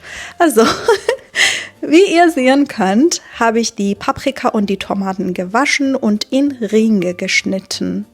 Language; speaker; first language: German; non-native, fluent; Persian